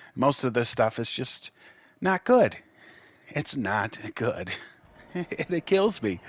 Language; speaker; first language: English; native; English